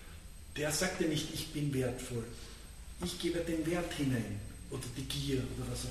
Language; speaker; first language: German; native; German